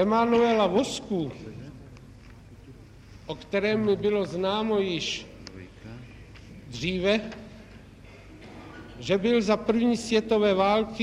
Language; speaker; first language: Czech; native; Czech